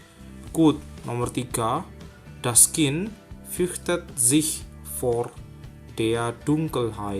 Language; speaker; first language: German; non-native, fluent; Indonesian